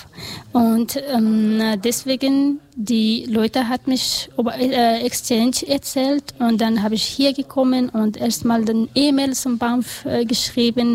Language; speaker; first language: German; non-native, learner; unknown